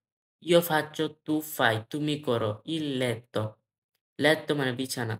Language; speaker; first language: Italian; non-native, learner; Bangla